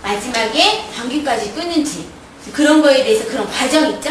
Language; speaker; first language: Korean; native; Korean